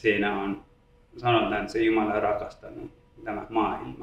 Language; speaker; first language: Finnish; non-native, learner; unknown